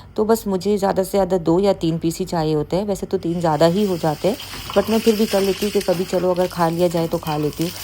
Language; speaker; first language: Urdu; native; Urdu